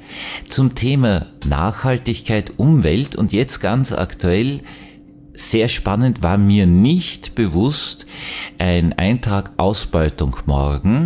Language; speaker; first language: German; native; German